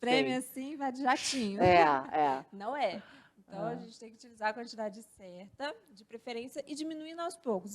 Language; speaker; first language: Portuguese; native; Portuguese